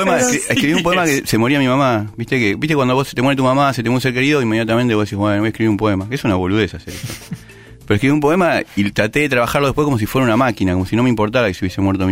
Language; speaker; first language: Spanish; native; Spanish